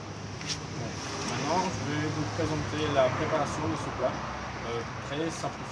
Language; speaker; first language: French; non-native, fluent; Spanish